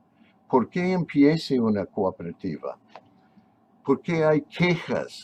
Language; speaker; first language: Spanish; non-native, fluent; English